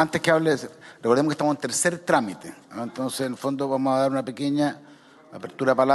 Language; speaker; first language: Spanish; native; Spanish